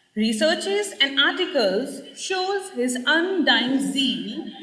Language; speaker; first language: English; non-native, local second language; Punjabi